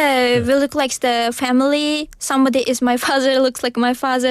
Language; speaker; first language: English; non-native, learner; Uzbek